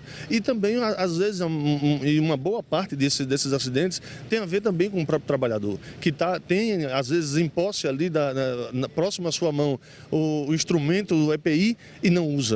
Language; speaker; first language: Portuguese; native; Portuguese